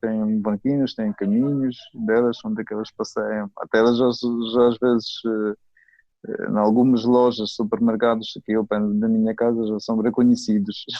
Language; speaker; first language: Portuguese; non-native, fluent; Ukrainian